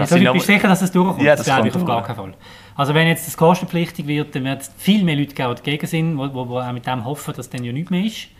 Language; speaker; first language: German; native; German